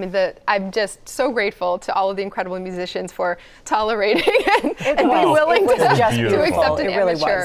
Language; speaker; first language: English; native; English